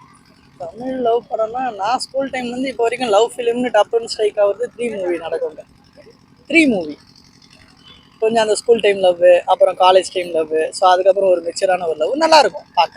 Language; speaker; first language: Tamil; native; Tamil